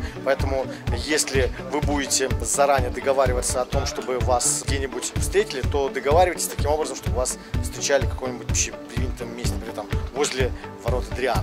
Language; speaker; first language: Russian; native; Russian